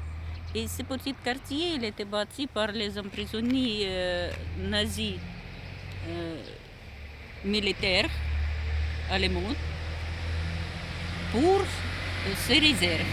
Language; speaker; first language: French; non-native, learner; Russian